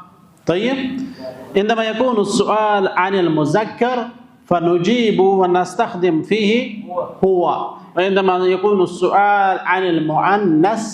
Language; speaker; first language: Arabic; non-native, fluent; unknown